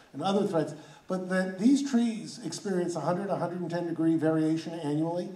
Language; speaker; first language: English; native; English